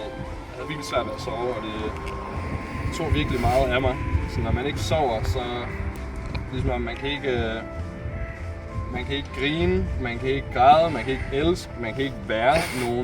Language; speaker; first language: Danish; native; Danish